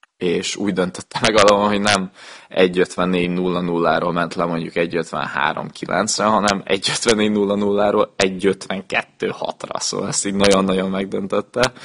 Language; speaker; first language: Hungarian; early bilingual, heritage; Hungarian